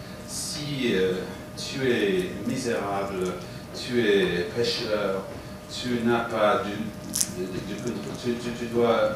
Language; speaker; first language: French; non-native, fluent; English